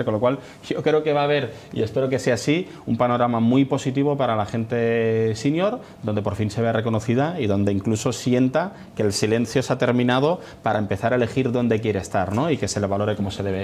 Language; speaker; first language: Spanish; native; Spanish